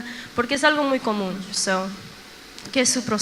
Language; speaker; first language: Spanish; early bilingual, heritage; Spanish